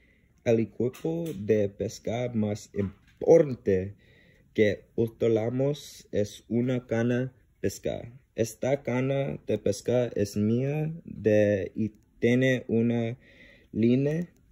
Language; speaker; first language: Spanish; non-native, learner; English